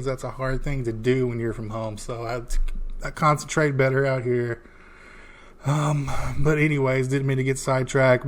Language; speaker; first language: English; native; English